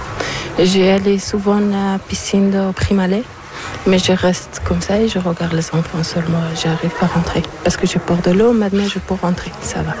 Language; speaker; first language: French; non-native, learner; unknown